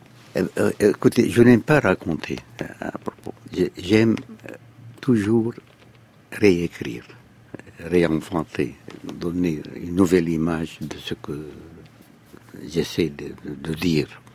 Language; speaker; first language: French; non-native, fluent; Arabic